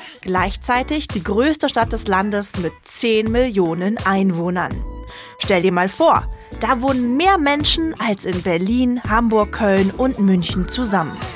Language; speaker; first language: German; native; German